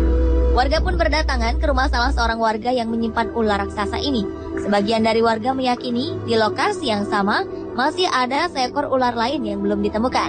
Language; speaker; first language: Indonesian; native; Indonesian